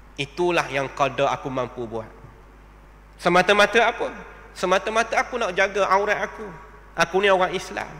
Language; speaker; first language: Malay; native; Malay